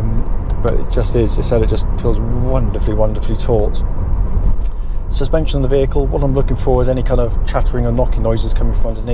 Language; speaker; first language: English; native; English